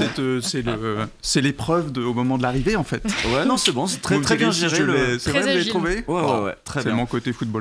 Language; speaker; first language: French; native; French